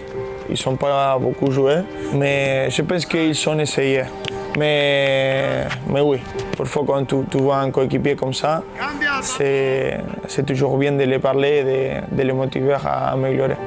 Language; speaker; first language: French; non-native, fluent; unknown